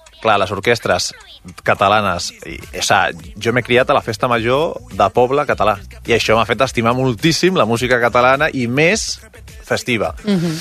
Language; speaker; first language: Catalan; non-native, local second language; Spanish